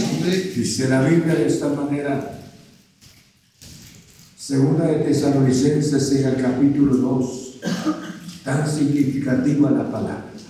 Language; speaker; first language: Spanish; native; Spanish